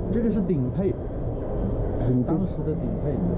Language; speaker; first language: Chinese; native; Chinese